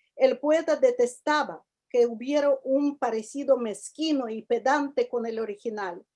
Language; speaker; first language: Spanish; non-native, fluent; Russian